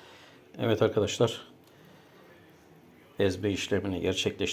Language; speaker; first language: Turkish; native; Turkish